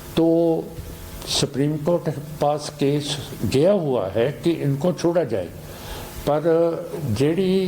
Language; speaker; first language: Hindi; non-native, local second language; Punjabi